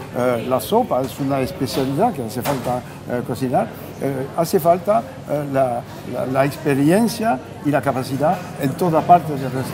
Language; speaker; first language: Spanish; non-native, fluent; French